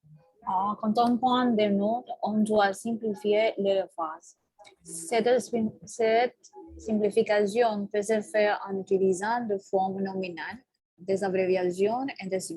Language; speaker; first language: French; non-native, learner; Spanish